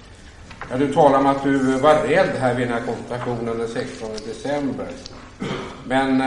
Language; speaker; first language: Swedish; native; Swedish